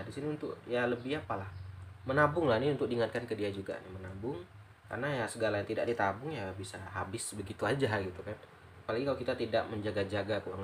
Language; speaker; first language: Indonesian; native; Indonesian